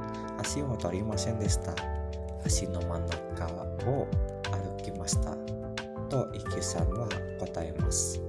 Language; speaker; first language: Japanese; non-native, learner; Indonesian